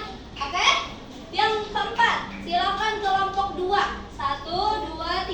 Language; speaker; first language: Indonesian; native; Indonesian